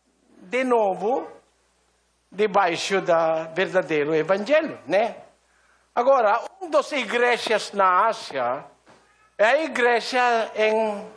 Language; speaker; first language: Portuguese; non-native, learner; Filipino